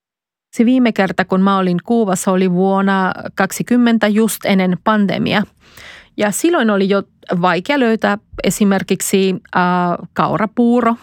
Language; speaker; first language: Finnish; non-native, fluent; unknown